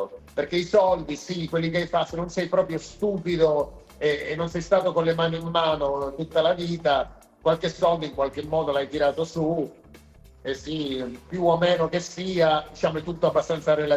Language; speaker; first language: Italian; native; Italian